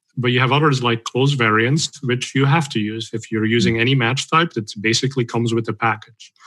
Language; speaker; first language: English; non-native, fluent; Dutch